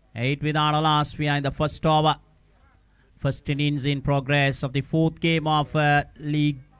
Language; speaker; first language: English; non-native, local second language; Sinhala